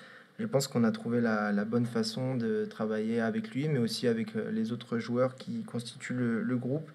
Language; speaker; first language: French; native; French